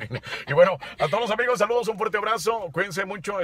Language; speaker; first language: Spanish; native; Spanish